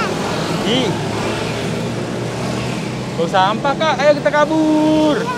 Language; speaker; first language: Indonesian; native; Indonesian